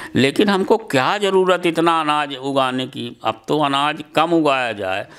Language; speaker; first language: Hindi; native; Hindi